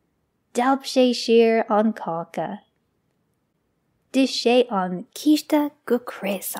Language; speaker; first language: Irish; non-native, local second language; English